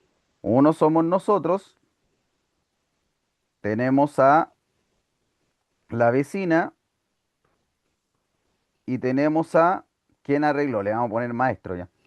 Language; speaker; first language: Spanish; native; Spanish